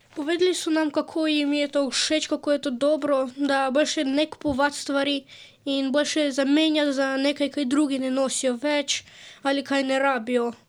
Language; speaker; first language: Slovenian; early bilingual, other home language; Ukrainian